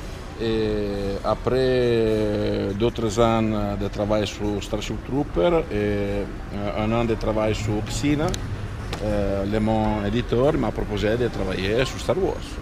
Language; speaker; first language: French; non-native, fluent; Italian